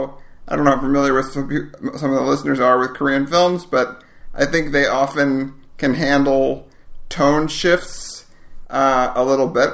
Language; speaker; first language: English; native; English